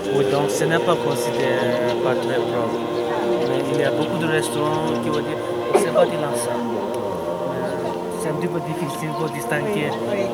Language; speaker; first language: French; non-native, learner; Tibetan